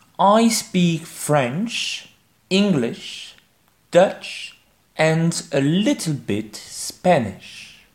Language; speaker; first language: English; non-native, fluent; French